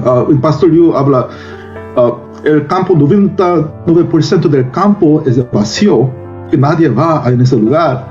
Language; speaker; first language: Spanish; non-native, learner; Korean